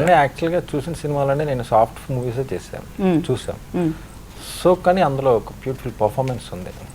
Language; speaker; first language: Telugu; native; Telugu